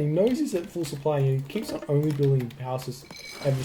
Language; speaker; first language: English; native; English